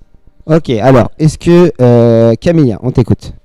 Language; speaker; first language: French; native; French